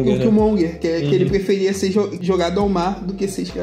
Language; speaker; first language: Portuguese; native; Portuguese